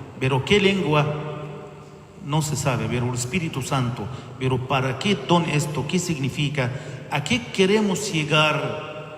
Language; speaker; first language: Spanish; non-native, learner; Arabic